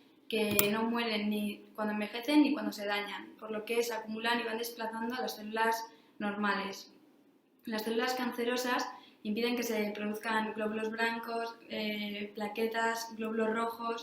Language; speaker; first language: Spanish; native; Spanish